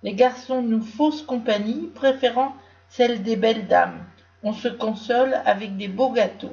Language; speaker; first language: French; native; French